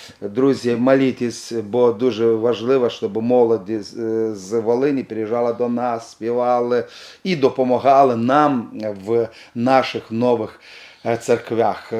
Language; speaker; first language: Ukrainian; non-native, local second language; Russian